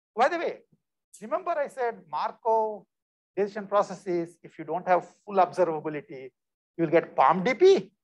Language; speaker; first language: English; non-native, local second language; Telugu